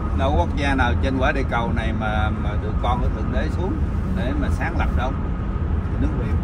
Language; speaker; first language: Vietnamese; native; Vietnamese